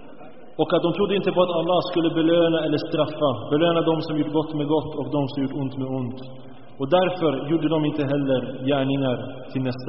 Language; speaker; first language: Swedish; early bilingual, other home language; Arabic